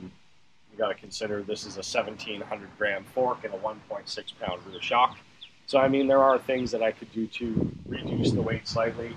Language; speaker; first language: English; native; English